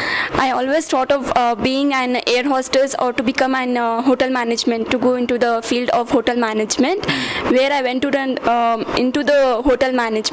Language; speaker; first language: English; non-native, local second language; Kannada